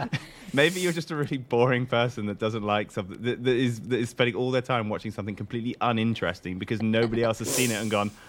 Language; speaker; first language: English; native; English